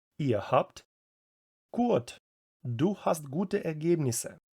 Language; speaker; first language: German; non-native, fluent; Ukrainian